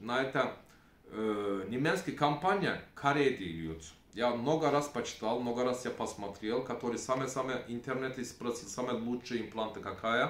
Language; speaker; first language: Russian; non-native, learner; Turkish